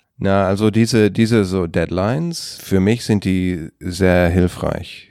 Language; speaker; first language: German; non-native, fluent; English